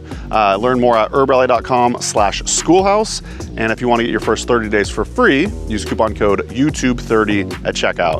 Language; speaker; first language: English; native; English